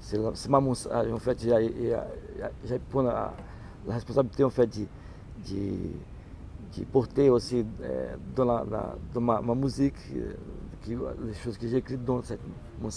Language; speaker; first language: French; non-native, learner; Portuguese